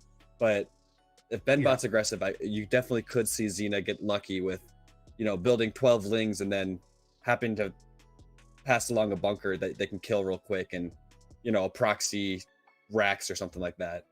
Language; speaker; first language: English; native; English